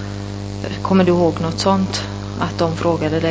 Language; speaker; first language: Swedish; non-native, fluent; Italian